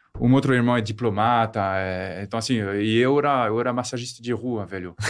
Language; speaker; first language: Portuguese; non-native, fluent; French